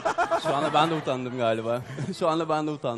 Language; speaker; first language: Turkish; non-native, fluent; Russian